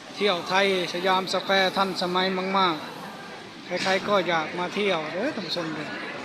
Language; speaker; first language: Thai; native; Thai